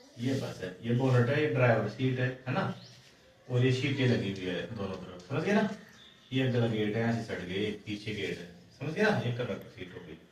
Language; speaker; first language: Hindi; native; Hindi